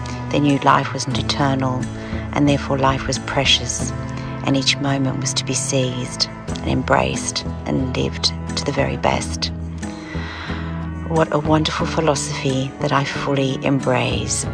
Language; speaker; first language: English; native; English